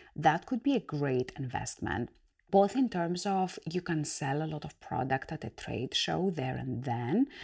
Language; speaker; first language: English; non-native, fluent; Greek